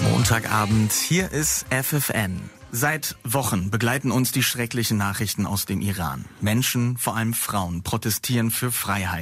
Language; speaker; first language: German; native; German